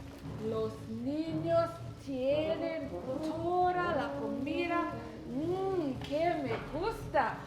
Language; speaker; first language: Spanish; non-native, learner; English